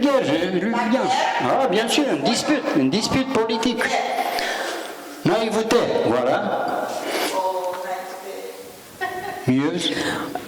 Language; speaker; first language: French; non-native, learner; Romanian